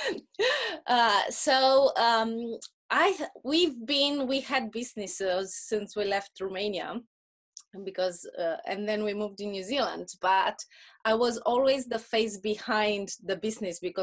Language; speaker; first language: English; non-native, fluent; Russian